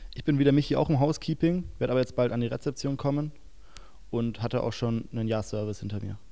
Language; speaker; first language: German; native; German